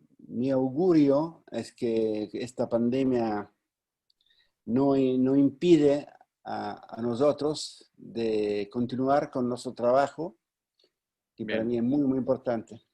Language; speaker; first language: Spanish; non-native, fluent; Italian